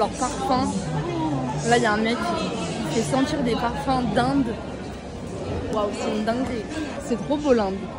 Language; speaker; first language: French; native; French